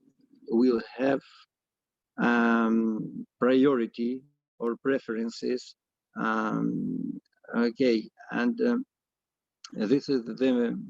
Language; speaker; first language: English; non-native, fluent; Russian